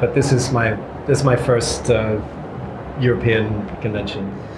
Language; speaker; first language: English; native; English